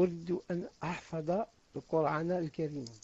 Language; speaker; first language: Arabic; non-native, learner; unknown